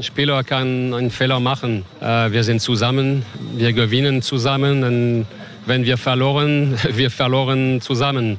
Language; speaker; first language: German; non-native, learner; French